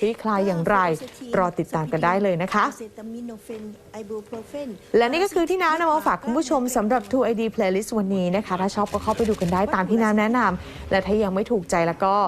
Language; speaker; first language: Thai; native; Thai